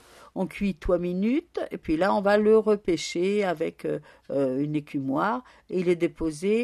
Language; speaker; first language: French; native; French